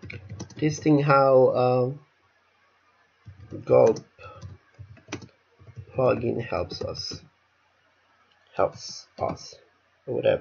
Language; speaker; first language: English; non-native, fluent; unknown